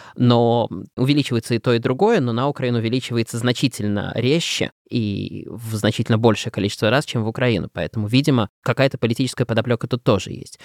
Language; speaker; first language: Russian; native; Russian